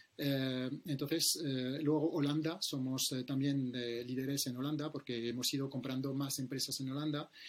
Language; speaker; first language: Spanish; non-native, fluent; French